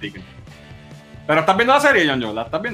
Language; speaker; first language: Spanish; native; Spanish